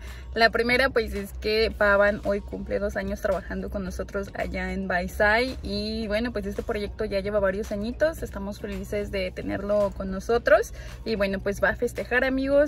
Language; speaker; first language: Spanish; native; Spanish